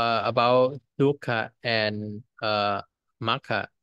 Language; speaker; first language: English; non-native, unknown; Thai